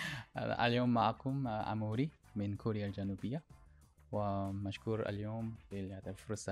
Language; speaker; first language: Arabic; non-native, learner; Korean